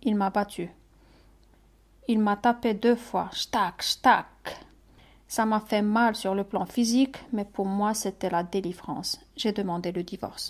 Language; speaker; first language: French; non-native, local second language; Arabic